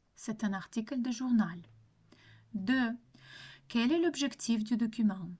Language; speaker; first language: French; non-native, fluent; Ukrainian